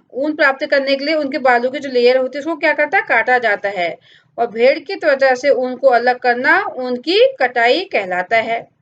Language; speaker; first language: Hindi; native; Hindi